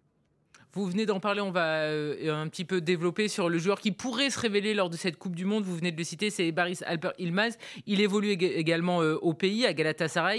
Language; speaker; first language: French; native; French